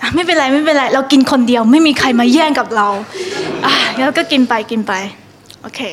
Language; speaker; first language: Thai; non-native, fluent; Chinese